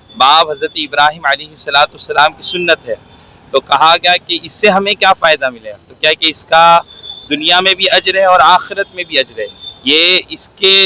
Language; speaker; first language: Urdu; native; Urdu